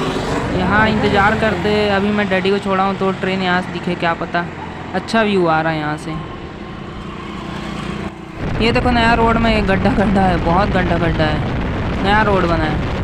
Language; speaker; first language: Hindi; native; Hindi